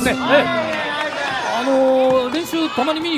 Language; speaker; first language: Japanese; native; Japanese